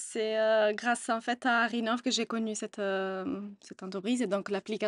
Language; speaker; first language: French; non-native, fluent; Italian